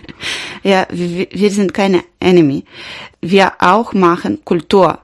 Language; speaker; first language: German; non-native, learner; Ukrainian